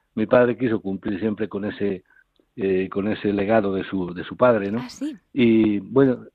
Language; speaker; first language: Spanish; native; Spanish